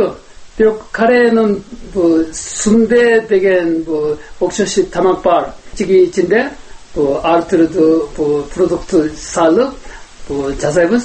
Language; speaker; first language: Kyrgyz; non-native, learner; Korean